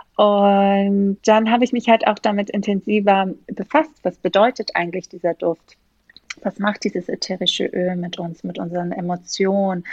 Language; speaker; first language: German; non-native, fluent; Greek